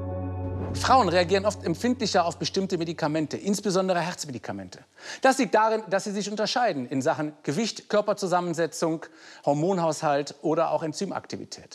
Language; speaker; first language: German; native; German